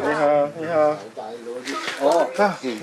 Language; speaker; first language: Chinese; non-native, learner; Korean